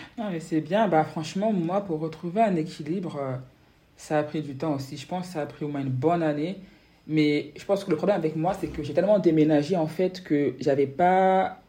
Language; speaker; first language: French; native; French